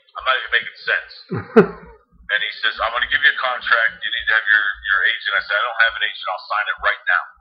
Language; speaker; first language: English; native; English